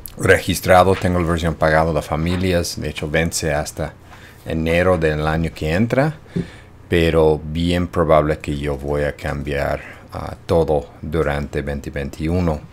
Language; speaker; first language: Spanish; non-native, fluent; English